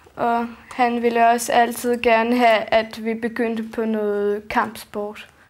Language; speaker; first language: Danish; native; Danish